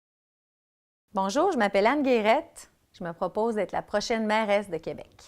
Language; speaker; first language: French; native; French